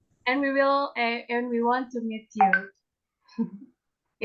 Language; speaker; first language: English; non-native, learner; Indonesian